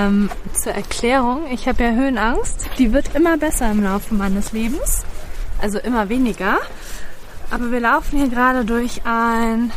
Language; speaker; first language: German; native; German